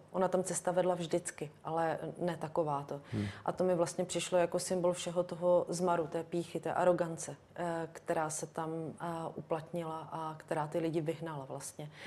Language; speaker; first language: Czech; native; Czech